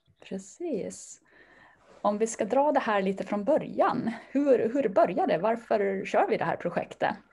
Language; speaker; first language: Swedish; native; Swedish